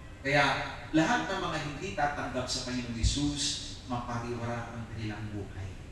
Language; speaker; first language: Filipino; non-native, local second language; Iloko